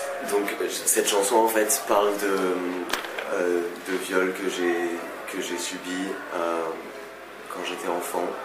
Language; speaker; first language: French; native; French